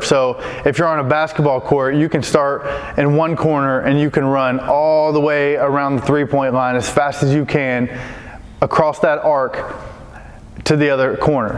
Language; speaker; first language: English; native; English